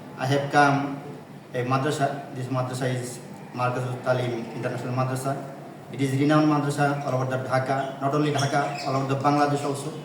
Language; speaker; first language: English; non-native, local second language; Bangla